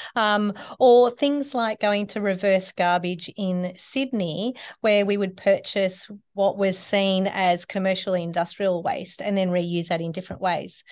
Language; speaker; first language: English; native; English